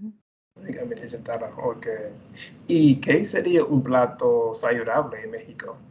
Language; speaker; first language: Spanish; non-native, fluent; English